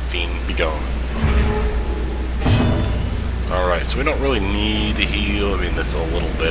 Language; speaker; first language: English; native; English